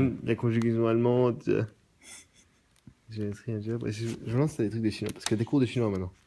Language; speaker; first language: French; early bilingual, other home language; Japanese